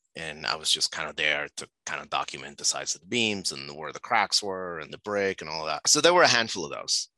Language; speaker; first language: English; non-native, fluent; Spanish